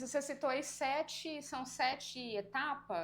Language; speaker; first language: Portuguese; native; Portuguese